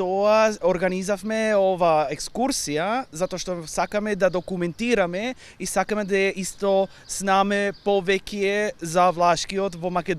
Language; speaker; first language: Macedonian; non-native, learner; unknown